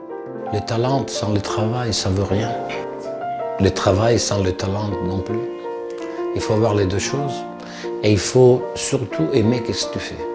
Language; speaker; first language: French; non-native, fluent; Italian